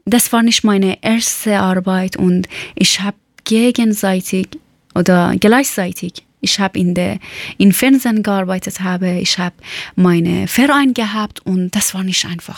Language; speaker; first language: German; non-native, learner; Persian